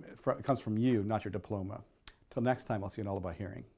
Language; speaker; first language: English; native; English